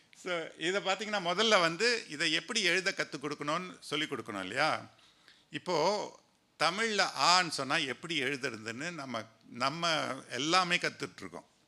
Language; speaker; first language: Tamil; native; Tamil